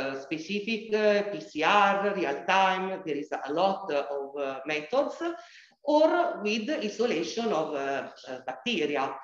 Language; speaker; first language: English; non-native, learner; Italian